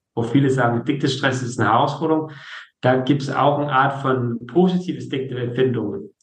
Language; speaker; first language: German; non-native, fluent; Danish